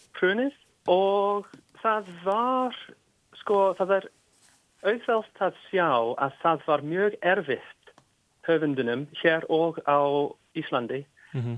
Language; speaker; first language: Icelandic; non-native, fluent; English